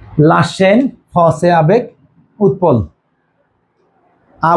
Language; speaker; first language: French; non-native, learner; Bangla